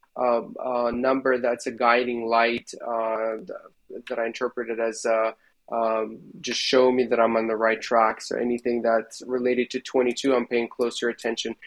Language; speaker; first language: English; non-native, fluent; Russian